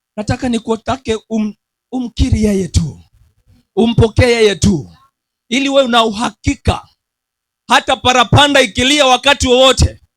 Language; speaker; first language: Swahili; native; Swahili